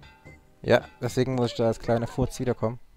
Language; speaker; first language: German; native; German